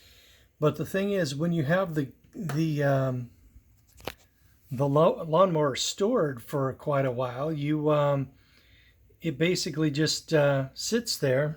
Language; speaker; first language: English; native; English